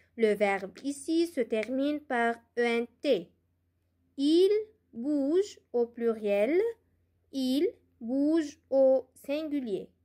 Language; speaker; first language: French; non-native, local second language; Arabic